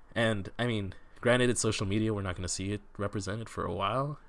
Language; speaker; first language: English; native; English